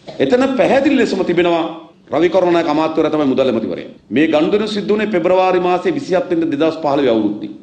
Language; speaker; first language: Sinhala; native; Sinhala